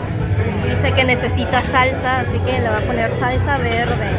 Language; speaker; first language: Spanish; native; Spanish